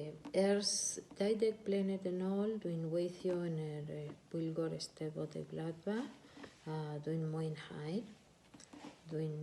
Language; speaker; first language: Welsh; non-native, learner; Spanish